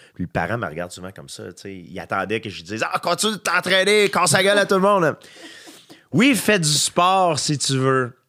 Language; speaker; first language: French; native; French